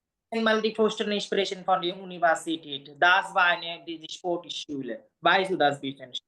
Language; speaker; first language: German; non-native, learner; Bangla